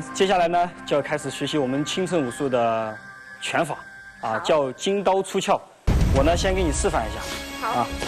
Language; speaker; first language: Chinese; native; Chinese